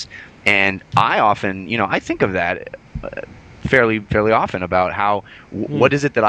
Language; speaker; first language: English; native; English